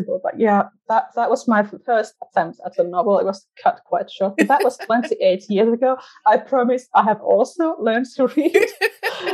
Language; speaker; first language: English; non-native, fluent; Finnish